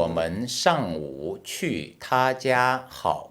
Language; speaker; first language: Chinese; non-native, learner; Korean